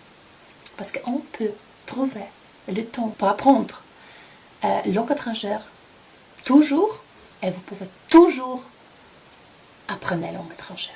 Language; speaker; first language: French; non-native, fluent; Polish